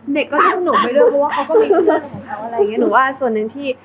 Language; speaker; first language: Thai; early bilingual, other home language; German